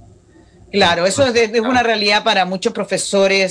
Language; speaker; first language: Spanish; native; Spanish